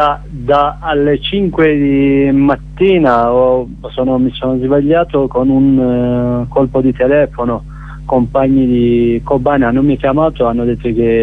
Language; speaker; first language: Italian; non-native, learner; Kurdish